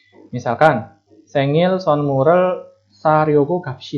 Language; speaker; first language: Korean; non-native, fluent; Indonesian